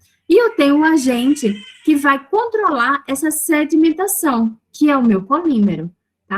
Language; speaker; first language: Portuguese; native; Portuguese